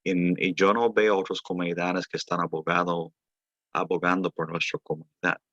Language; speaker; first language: Spanish; early bilingual, heritage; Spanish